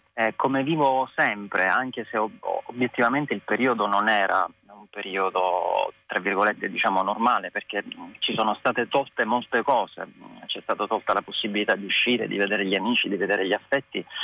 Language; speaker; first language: Italian; native; Italian